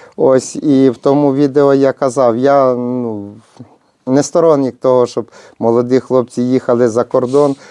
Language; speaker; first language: Ukrainian; native; Ukrainian